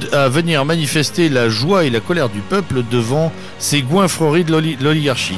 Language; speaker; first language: French; native; French